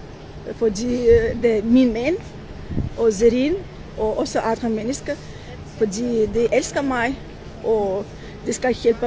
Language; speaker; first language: Danish; non-native, learner; Armenian